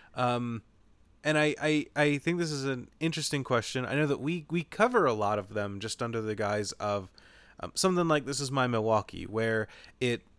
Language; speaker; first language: English; native; English